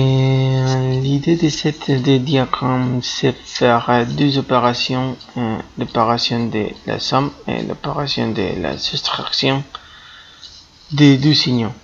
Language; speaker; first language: French; non-native, fluent; Spanish